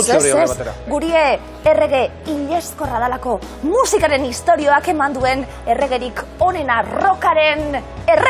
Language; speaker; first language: Basque; native; Basque